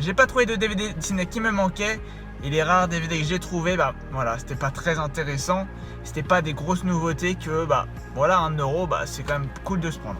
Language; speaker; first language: French; native; French